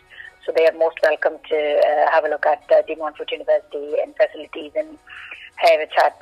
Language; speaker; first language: English; non-native, local second language; Malayalam